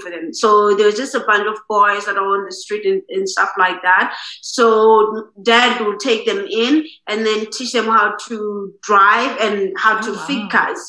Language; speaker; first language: English; non-native, local second language; Xhosa